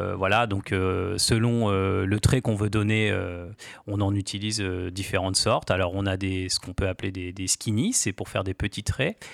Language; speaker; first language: French; native; French